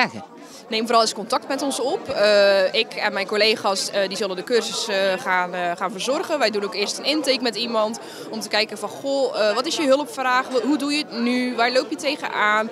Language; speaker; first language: Dutch; native; Dutch